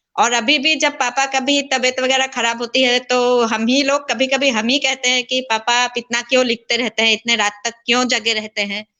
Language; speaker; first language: Hindi; native; Hindi